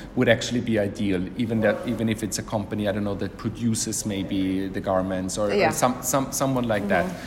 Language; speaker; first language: English; non-native, fluent; German